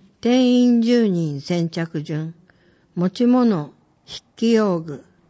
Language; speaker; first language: Japanese; native; Japanese